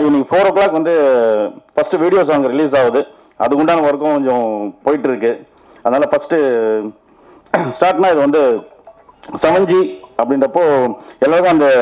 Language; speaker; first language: Tamil; native; Tamil